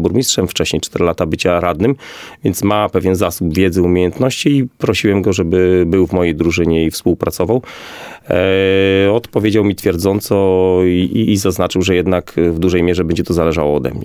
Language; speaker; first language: Polish; native; Polish